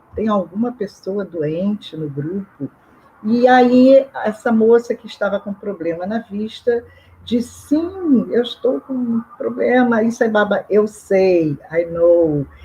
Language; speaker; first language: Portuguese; native; Portuguese